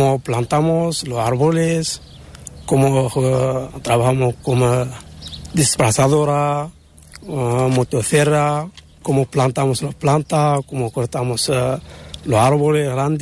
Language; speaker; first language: Spanish; non-native, learner; Arabic